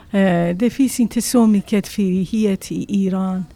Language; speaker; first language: Swedish; non-native, learner; Persian